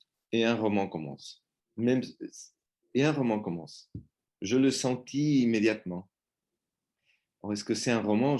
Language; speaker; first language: French; non-native, fluent; Spanish